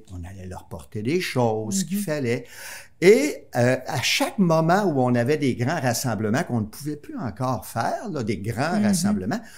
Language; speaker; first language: French; native; French